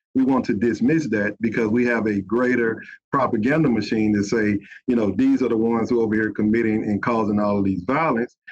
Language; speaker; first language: English; native; English